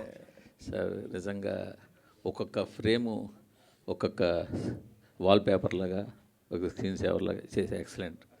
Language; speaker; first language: Telugu; native; Telugu